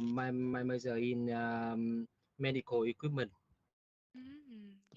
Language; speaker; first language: English; non-native, learner; Vietnamese